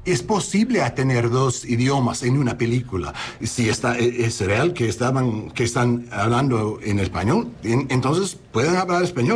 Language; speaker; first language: Spanish; non-native, learner; English